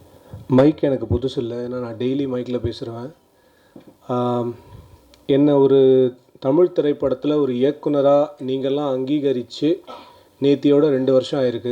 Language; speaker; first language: Tamil; native; Tamil